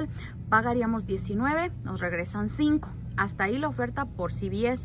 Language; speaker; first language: Spanish; native; Spanish